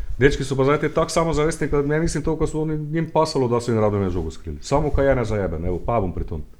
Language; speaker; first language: Slovenian; native; Slovenian